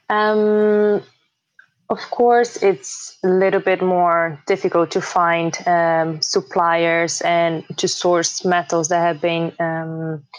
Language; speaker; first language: English; early bilingual, heritage; Portuguese